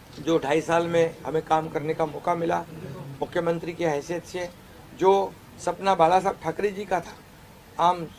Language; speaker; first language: Hindi; non-native, local second language; Marathi